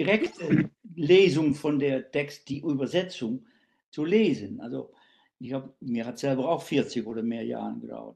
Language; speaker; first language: German; non-native, fluent; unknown